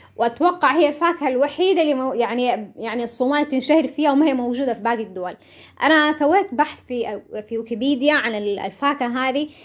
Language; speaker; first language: Arabic; non-native, local second language; Somali